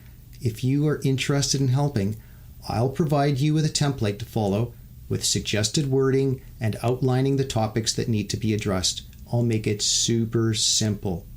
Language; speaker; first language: English; native; English